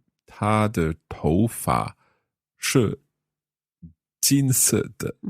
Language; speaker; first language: Chinese; non-native, learner; English